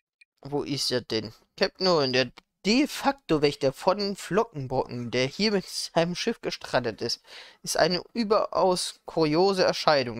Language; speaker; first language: German; native; German